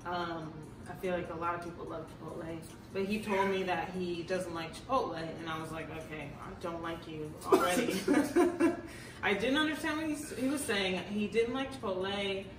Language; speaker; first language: English; native; English